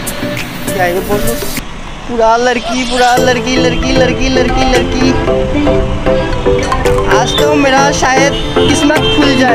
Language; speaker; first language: Hindi; non-native, local second language; Bangla